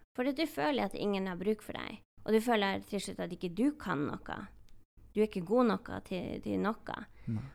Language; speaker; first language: Norwegian; native; Norwegian